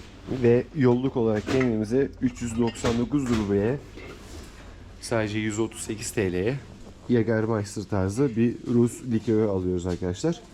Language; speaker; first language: Turkish; native; Turkish